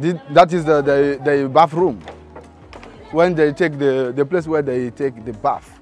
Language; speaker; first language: English; non-native, learner; Fon